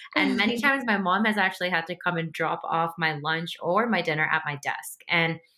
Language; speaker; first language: English; native; English